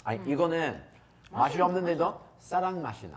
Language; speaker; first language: Korean; non-native, fluent; English